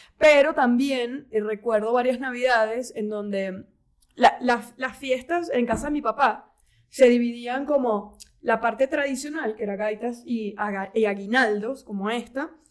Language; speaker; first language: Spanish; native; Spanish